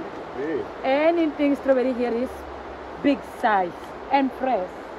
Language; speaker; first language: English; non-native, learner; Indonesian